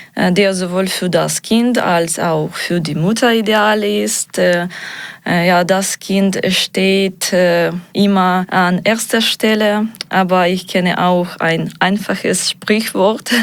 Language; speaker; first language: German; non-native, learner; Ukrainian